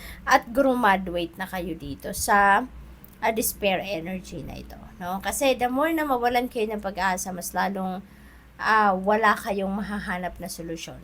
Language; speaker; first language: Filipino; native; Filipino